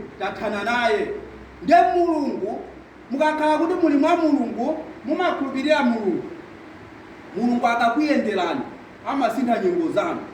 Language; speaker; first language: Nyanja; non-native, local second language; Tumbuka